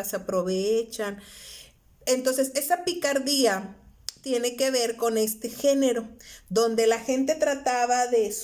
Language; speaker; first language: Spanish; native; Spanish